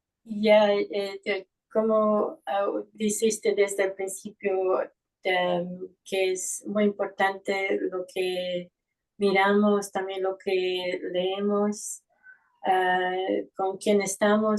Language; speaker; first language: Spanish; non-native, fluent; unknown